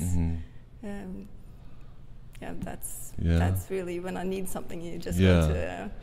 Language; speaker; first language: English; non-native, fluent; Norwegian